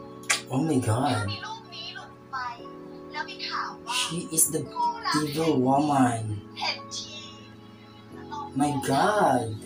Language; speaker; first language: English; non-native, local second language; Filipino